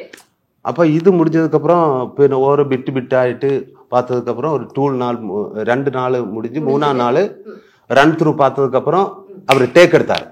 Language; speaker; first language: Tamil; non-native, learner; Malayalam